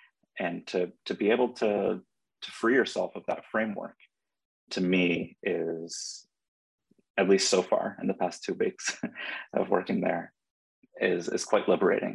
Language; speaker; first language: English; native; English